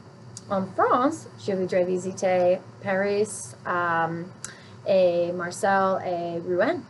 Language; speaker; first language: French; non-native, learner; English